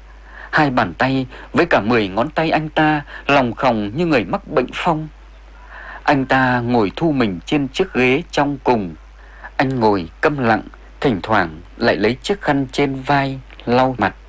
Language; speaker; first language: Vietnamese; native; Vietnamese